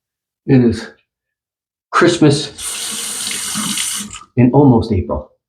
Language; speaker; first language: English; native; English